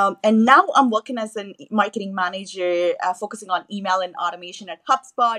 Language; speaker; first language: English; non-native, local second language; Tamil